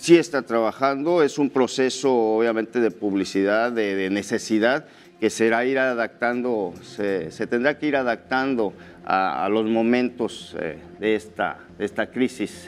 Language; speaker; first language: Spanish; native; Spanish